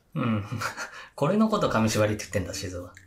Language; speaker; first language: Japanese; native; Japanese